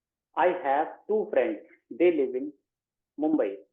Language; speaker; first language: English; non-native, local second language; Hindi